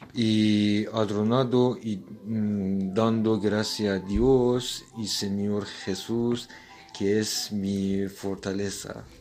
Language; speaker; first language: Spanish; non-native, learner; Persian